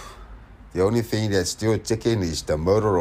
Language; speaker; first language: English; non-native, fluent; Samoan